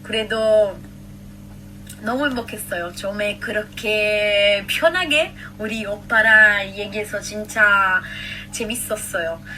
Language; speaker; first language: Korean; non-native, learner; Italian